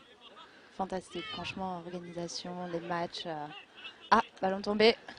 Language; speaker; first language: French; native; French